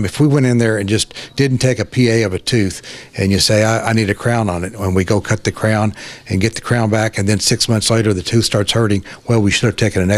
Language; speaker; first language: English; native; English